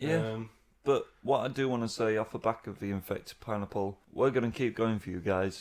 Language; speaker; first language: English; native; English